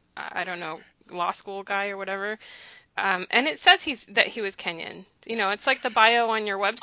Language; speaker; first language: English; native; English